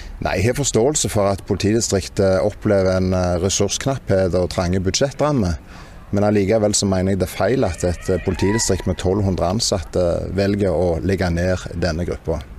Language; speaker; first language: Norwegian; native; Norwegian